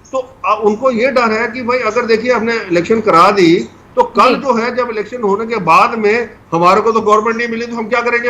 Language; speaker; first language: Hindi; native; Hindi